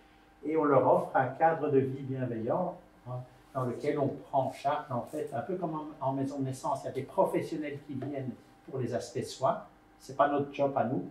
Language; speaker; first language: French; native; French